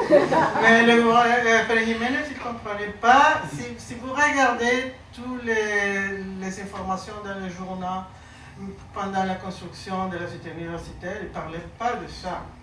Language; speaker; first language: French; non-native, learner; Spanish